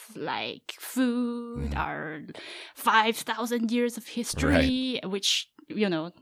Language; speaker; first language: English; non-native, fluent; Chinese